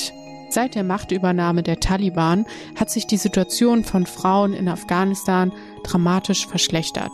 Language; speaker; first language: German; native; German